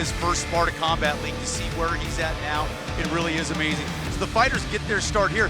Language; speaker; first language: English; native; English